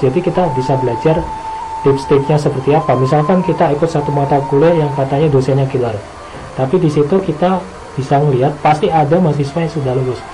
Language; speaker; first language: Indonesian; native; Indonesian